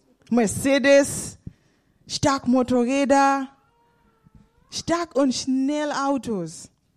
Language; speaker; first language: German; non-native, learner; Swahili